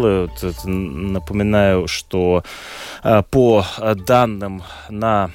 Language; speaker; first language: Russian; native; Russian